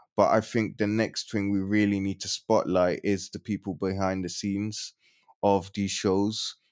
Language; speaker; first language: English; native; English